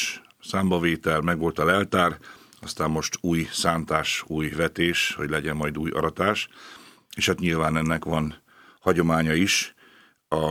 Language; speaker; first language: Hungarian; native; Hungarian